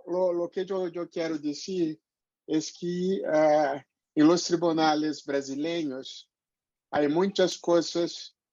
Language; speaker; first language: Spanish; non-native, fluent; Portuguese